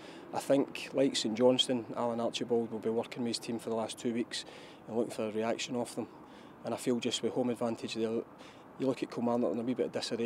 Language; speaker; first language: English; native; English